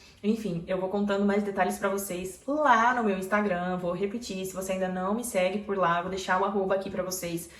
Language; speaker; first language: Portuguese; native; Portuguese